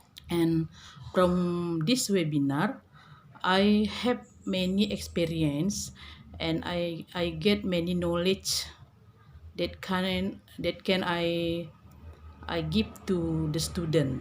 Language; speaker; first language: English; non-native, learner; Indonesian